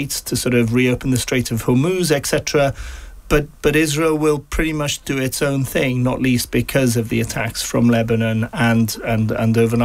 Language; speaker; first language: English; native; English